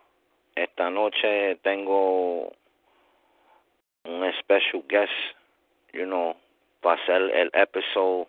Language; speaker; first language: Spanish; early bilingual, heritage; Spanish